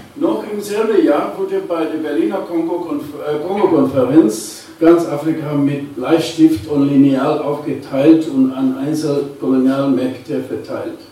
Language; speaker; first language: German; non-native, fluent; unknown